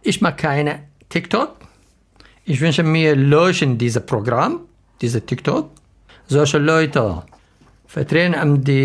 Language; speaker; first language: German; non-native, learner; Arabic